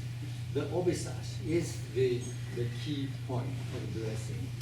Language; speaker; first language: English; non-native, fluent; Japanese